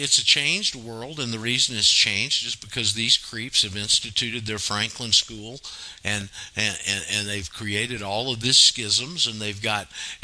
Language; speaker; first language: English; native; English